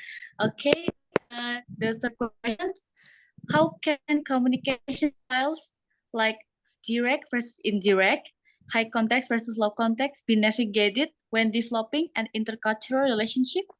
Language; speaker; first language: English; non-native, learner; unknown